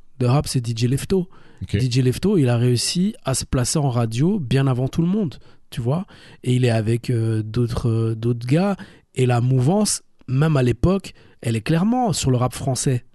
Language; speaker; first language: French; native; French